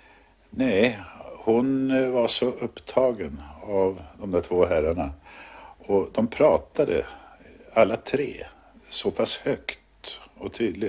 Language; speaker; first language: Swedish; native; Swedish